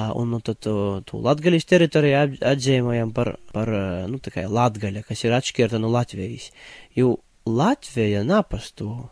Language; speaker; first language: Latvian; native; Latvian